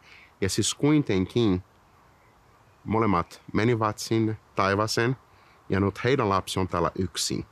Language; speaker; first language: Finnish; non-native, fluent; Portuguese